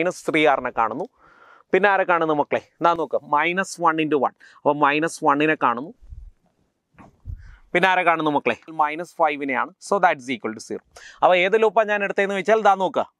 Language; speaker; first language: Malayalam; native; Malayalam